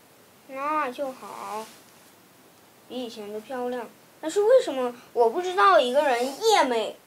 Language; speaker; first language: Chinese; early bilingual, other home language; Russian